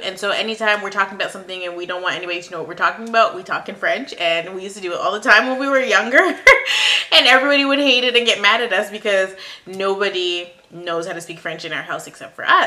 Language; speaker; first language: English; native; English